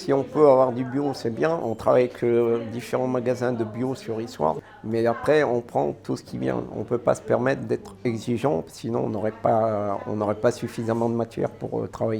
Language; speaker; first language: French; native; French